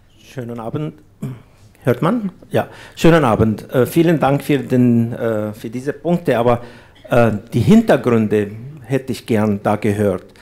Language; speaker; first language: German; non-native, fluent; Arabic